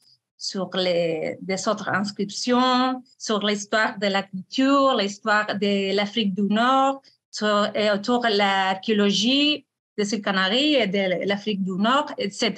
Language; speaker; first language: French; non-native, fluent; Spanish